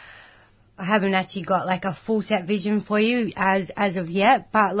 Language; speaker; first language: English; native; English